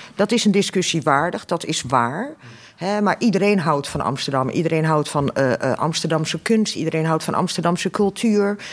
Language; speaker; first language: Dutch; early bilingual, other home language; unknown